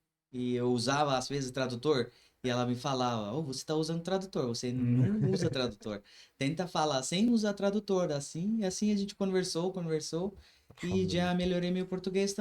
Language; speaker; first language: Portuguese; non-native, learner; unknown